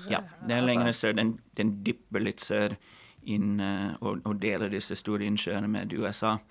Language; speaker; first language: Norwegian; non-native, fluent; English